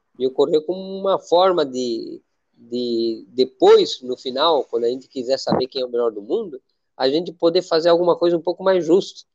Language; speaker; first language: Portuguese; non-native, fluent; Spanish